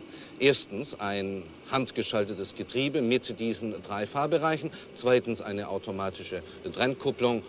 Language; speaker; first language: German; native; German